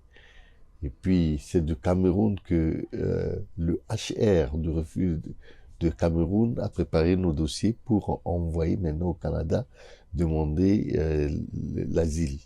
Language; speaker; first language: French; non-native, local second language; Sango